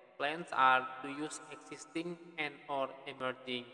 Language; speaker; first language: English; non-native, fluent; Indonesian